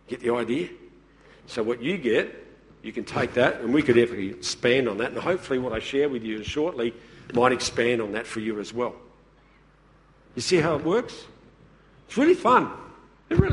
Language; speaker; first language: English; native; English